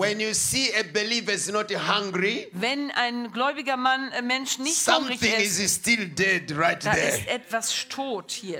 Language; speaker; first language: German; non-native, learner; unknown